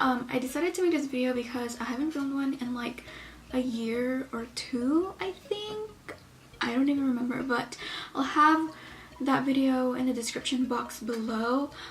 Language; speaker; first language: English; native; English